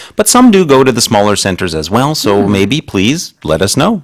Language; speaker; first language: English; native; English